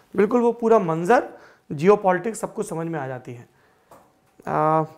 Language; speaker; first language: Hindi; native; Hindi